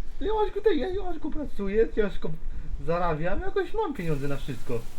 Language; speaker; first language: Polish; native; Polish